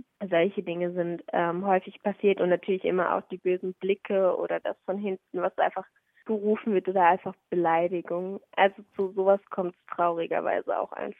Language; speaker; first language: German; early bilingual, other home language; Somali